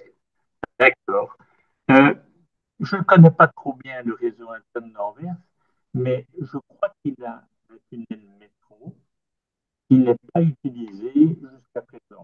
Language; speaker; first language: French; non-native, local second language; Dutch